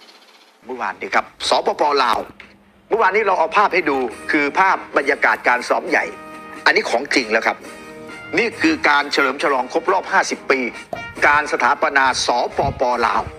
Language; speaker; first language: Thai; native; Thai